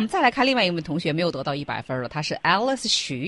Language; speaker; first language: Chinese; native; Chinese